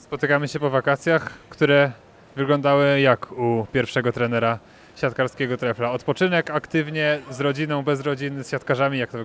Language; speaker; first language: Polish; native; Polish